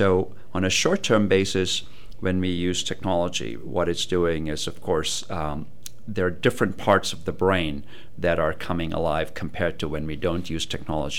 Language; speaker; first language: English; non-native, local second language; Tamil